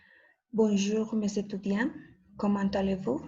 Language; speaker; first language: French; non-native, fluent; Spanish